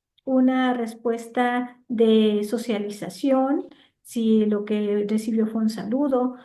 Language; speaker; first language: Spanish; native; Spanish